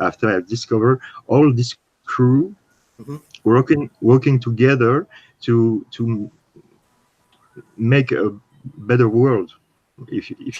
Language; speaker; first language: English; non-native, learner; French